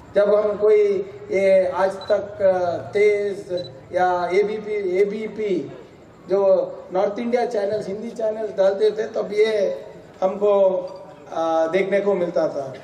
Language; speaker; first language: Hindi; non-native, local second language; Kannada